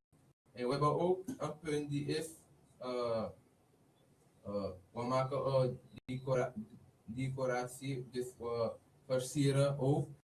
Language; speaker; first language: Dutch; non-native, learner; Haitian Creole